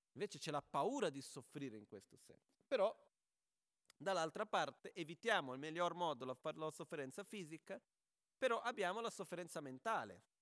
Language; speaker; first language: Italian; non-native, fluent; Portuguese